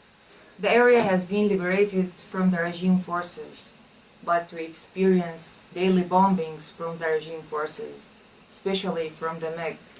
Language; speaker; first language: English; non-native, fluent; Arabic